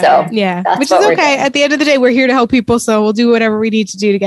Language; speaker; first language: English; native; English